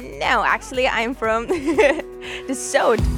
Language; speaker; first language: English; non-native, learner; Turkish